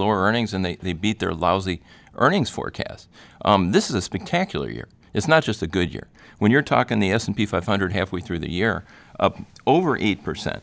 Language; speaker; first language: English; native; English